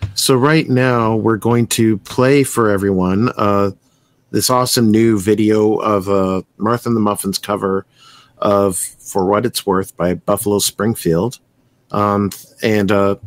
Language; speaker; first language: English; native; English